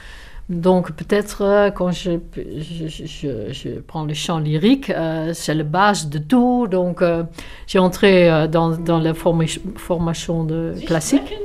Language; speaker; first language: French; non-native, fluent; Dutch